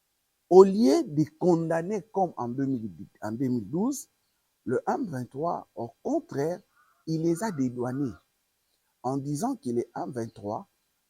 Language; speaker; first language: French; non-native, local second language; Lingala